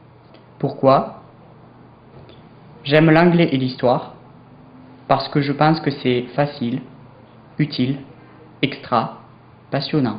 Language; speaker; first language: French; non-native, learner; English